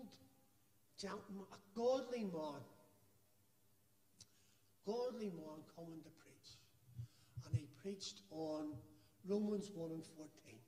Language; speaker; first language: English; native; English